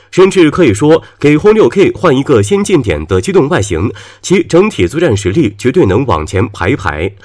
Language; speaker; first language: Chinese; native; Chinese